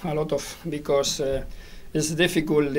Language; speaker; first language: English; non-native, learner; Spanish